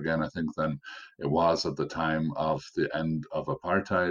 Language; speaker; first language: English; native; English